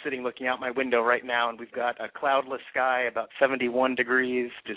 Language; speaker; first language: English; native; English